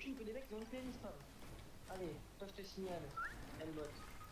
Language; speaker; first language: French; native; French